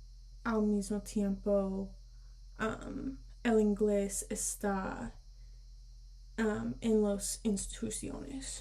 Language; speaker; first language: Spanish; early bilingual, heritage; Spanish